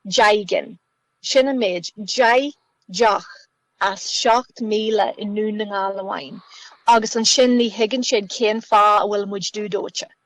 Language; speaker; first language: Irish; native; Irish